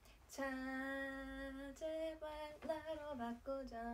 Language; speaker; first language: Korean; non-native, fluent; Chinese